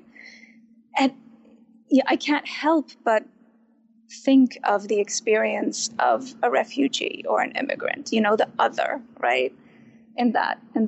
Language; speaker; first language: English; non-native, fluent; Arabic